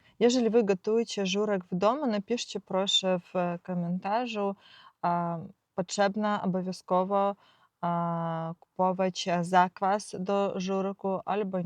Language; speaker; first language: Polish; non-native, learner; Ukrainian